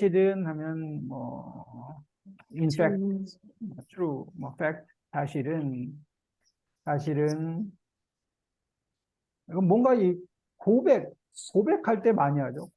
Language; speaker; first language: Korean; native; Korean